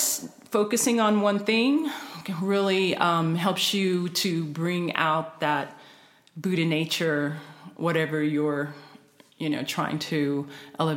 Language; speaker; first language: English; native; English